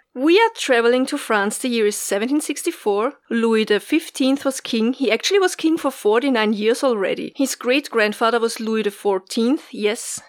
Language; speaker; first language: English; non-native, fluent; German